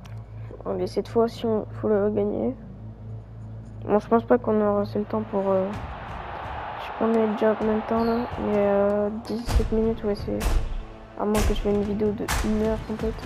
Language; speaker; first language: French; native; French